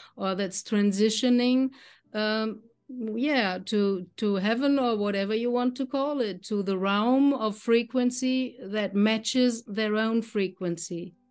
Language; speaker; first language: English; non-native, fluent; German